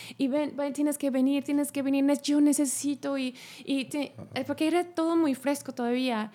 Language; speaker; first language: Spanish; non-native, fluent; English